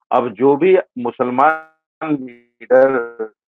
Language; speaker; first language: Urdu; native; Urdu